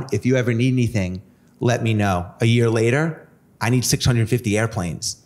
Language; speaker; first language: English; native; English